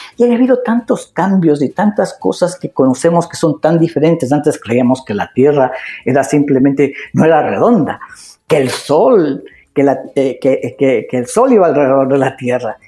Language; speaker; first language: Spanish; native; Spanish